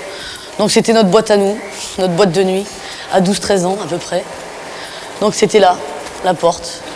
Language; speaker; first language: French; native; French